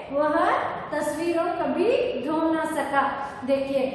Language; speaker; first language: Hindi; non-native, local second language; Kannada